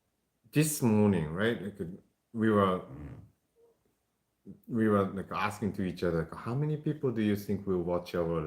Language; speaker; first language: English; non-native, fluent; Japanese